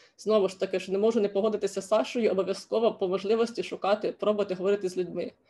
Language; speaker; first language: Ukrainian; native; Ukrainian